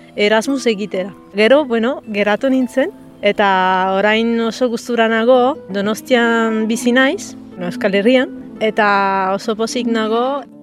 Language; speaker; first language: Basque; non-native, learner; Italian